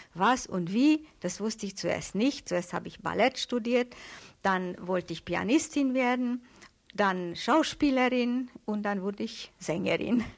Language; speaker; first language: German; non-native, fluent; Hungarian